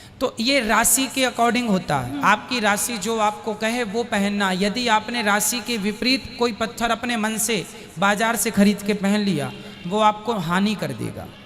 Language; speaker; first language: Hindi; native; Hindi